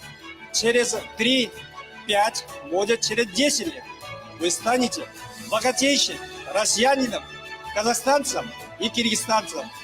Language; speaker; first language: Russian; non-native, learner; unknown